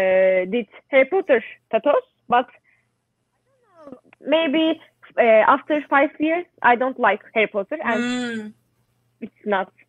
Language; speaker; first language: English; non-native, learner; Turkish